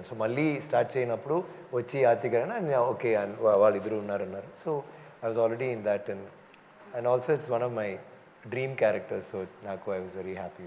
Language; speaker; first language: Telugu; non-native, local second language; Tamil